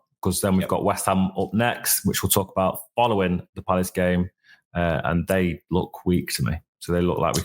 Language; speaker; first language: English; native; English